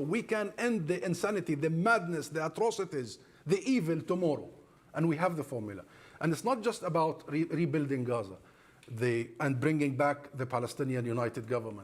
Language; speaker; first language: English; non-native, fluent; Arabic